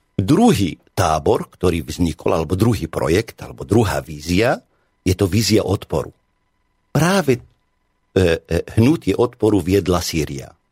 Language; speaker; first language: Slovak; non-native, fluent; Arabic